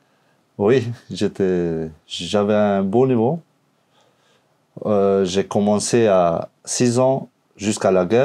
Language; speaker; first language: French; non-native, learner; Albanian